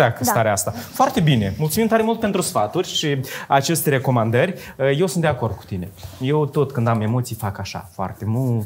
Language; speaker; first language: Romanian; native; Romanian